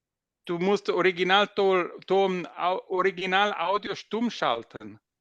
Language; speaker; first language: German; non-native, local second language; French